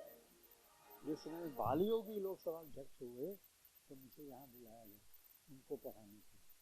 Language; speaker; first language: Hindi; native; Hindi